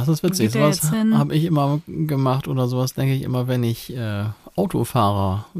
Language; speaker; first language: German; native; German